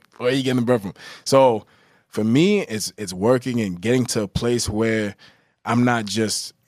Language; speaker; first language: English; native; English